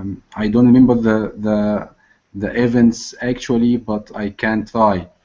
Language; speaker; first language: English; non-native, learner; Arabic